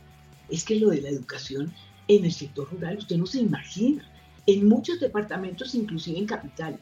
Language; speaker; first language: Spanish; native; Spanish